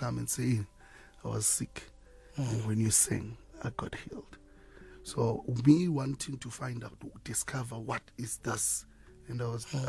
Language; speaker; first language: English; non-native, local second language; Zulu